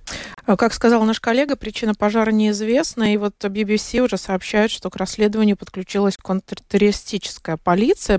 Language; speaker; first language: Russian; native; Russian